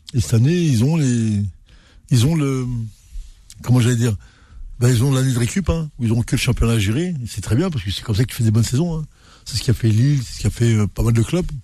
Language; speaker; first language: French; non-native, local second language; Arabic